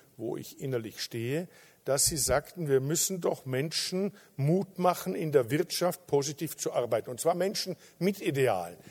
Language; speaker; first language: German; native; German